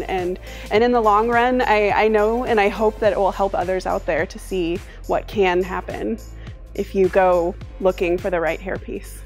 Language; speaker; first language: English; native; English